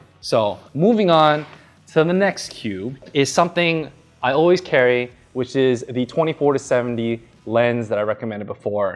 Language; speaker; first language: English; native; English